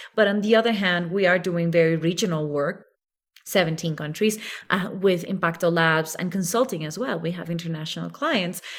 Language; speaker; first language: English; non-native, fluent; Spanish